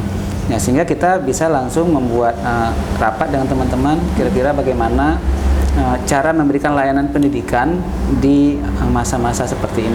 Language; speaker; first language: Indonesian; native; Indonesian